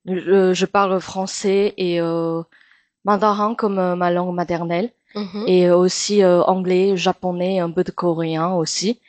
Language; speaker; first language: French; non-native, fluent; Chinese